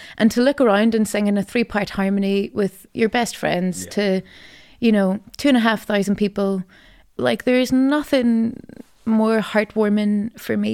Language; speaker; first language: English; native; English